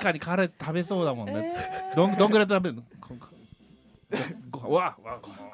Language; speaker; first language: Japanese; native; Japanese